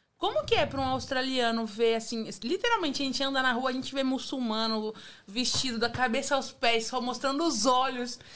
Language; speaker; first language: Portuguese; native; Portuguese